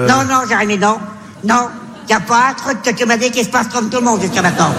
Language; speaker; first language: French; native; French